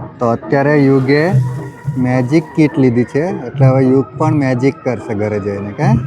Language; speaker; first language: Gujarati; native; Gujarati